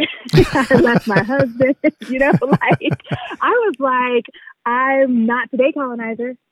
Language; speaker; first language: English; native; English